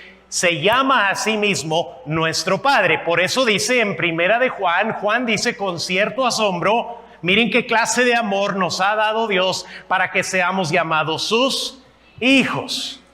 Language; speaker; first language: Spanish; non-native, fluent; English